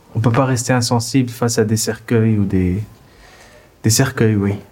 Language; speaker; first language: French; non-native, local second language; Arabic